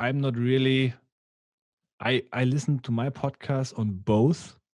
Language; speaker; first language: English; non-native, fluent; German